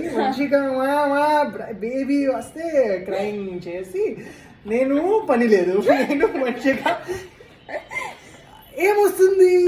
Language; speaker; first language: Telugu; non-native, learner; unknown